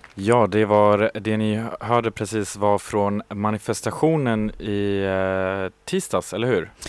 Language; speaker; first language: Swedish; non-native, fluent; German